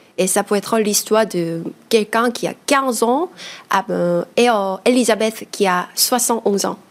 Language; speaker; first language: French; non-native, fluent; Korean